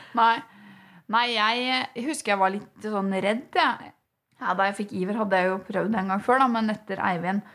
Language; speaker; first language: Norwegian; native; Norwegian